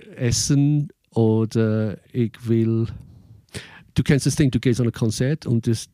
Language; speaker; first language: German; non-native, fluent; English